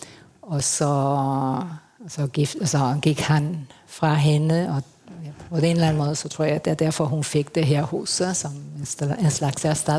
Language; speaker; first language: Danish; early bilingual, heritage; Spanish